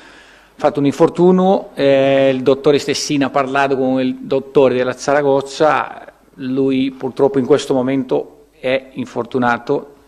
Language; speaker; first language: Italian; non-native, fluent; Portuguese